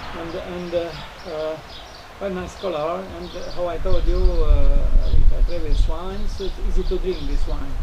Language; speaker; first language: English; non-native, learner; Romanian